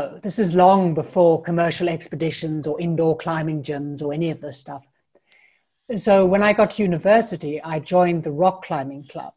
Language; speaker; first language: English; native; English